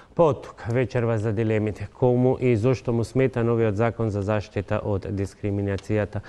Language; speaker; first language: Macedonian; native; Macedonian